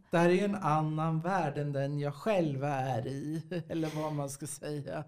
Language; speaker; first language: Swedish; native; Swedish